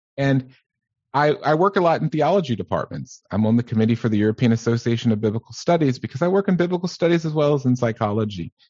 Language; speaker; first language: English; native; English